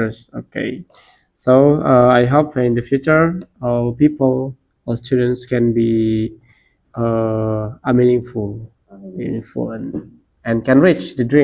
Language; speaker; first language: English; non-native, learner; Indonesian